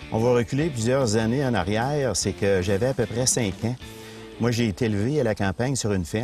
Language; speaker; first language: French; native; French